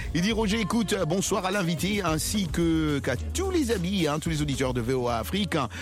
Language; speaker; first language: French; non-native, local second language; Lingala